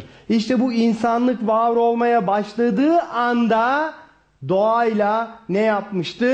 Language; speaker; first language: Turkish; native; Turkish